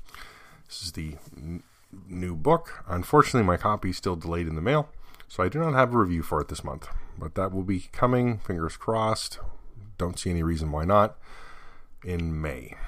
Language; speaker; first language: English; native; English